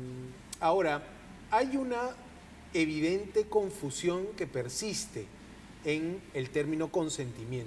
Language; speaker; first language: Spanish; native; Spanish